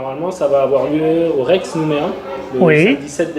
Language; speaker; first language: French; native; French